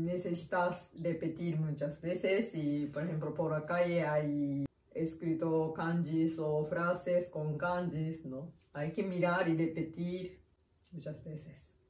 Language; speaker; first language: Spanish; non-native, learner; Japanese